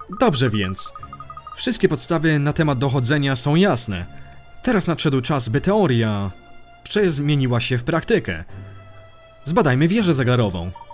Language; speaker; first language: Polish; early bilingual, heritage; Polish